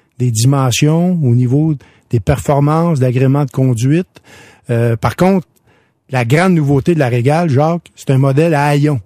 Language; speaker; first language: French; native; French